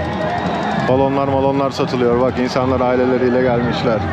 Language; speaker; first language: Turkish; native; Turkish